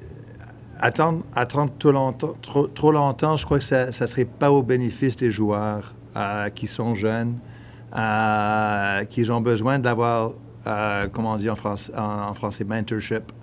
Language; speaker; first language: French; non-native, local second language; English